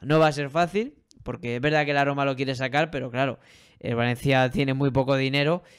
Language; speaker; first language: Spanish; native; Spanish